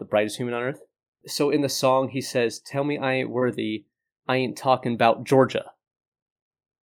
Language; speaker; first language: English; native; English